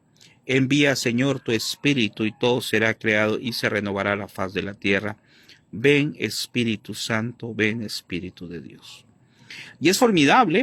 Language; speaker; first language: Spanish; native; Spanish